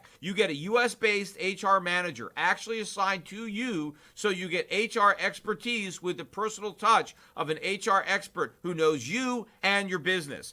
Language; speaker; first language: English; native; English